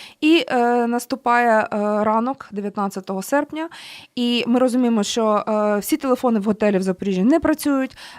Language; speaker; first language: Ukrainian; native; Ukrainian